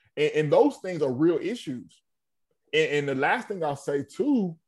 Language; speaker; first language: English; native; English